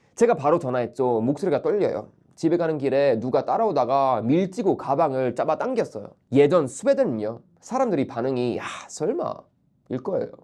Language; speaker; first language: Korean; non-native, fluent; Swedish